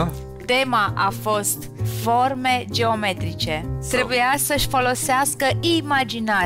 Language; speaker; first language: Romanian; native; Romanian